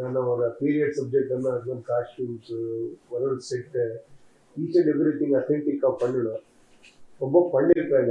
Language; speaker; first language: Tamil; non-native, learner; Kannada